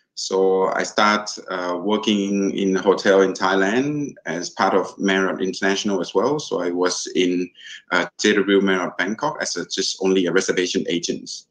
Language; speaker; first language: English; non-native, fluent; Thai